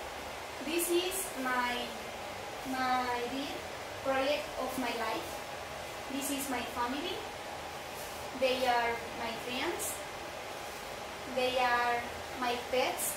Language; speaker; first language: English; non-native, learner; Spanish